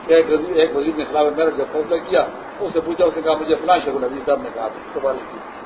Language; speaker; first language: Urdu; non-native, local second language; Pashto